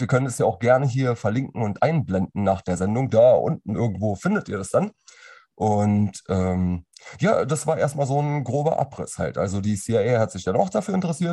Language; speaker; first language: German; native; German